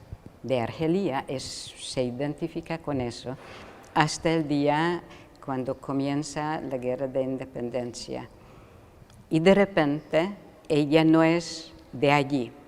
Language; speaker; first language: Spanish; non-native, fluent; Hungarian